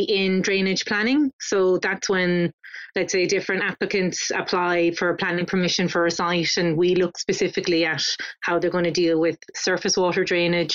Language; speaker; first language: English; native; English